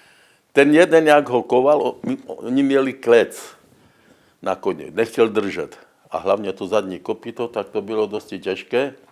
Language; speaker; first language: Czech; non-native, local second language; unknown